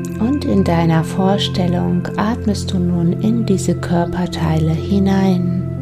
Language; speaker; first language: German; native; German